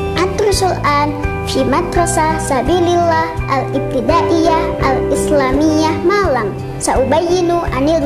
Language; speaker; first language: Arabic; non-native, learner; Indonesian